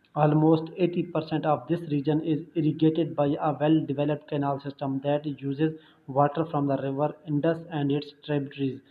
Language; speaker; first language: English; non-native, local second language; Urdu